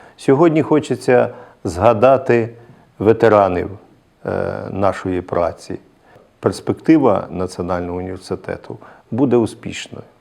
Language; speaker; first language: Ukrainian; native; Ukrainian